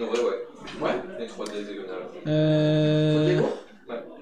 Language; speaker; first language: French; native; French